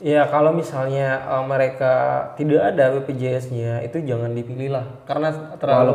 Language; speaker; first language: Indonesian; native; Indonesian